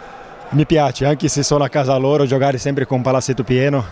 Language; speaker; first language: Italian; non-native, fluent; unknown